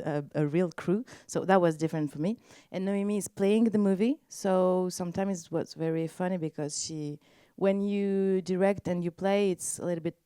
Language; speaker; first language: English; non-native, learner; French